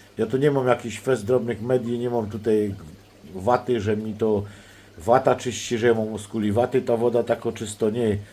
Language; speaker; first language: Polish; native; Polish